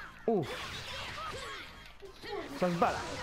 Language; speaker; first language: French; native; French